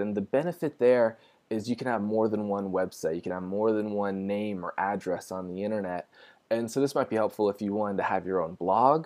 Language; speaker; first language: English; native; English